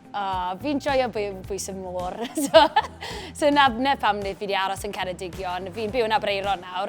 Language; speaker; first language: Welsh; native; Welsh